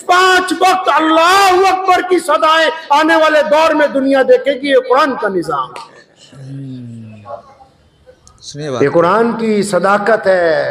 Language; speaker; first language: Urdu; native; Urdu